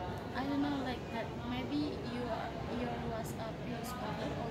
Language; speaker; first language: English; non-native, learner; Indonesian